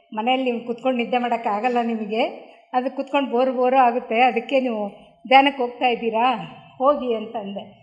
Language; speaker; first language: Kannada; native; Kannada